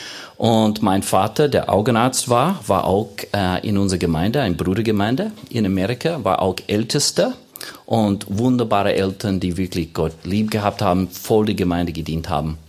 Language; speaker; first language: German; non-native, fluent; English